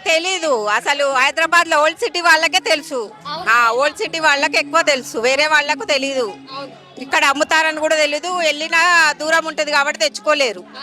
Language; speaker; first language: Telugu; native; Telugu